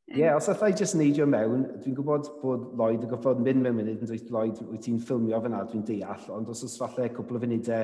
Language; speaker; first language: Welsh; native; Welsh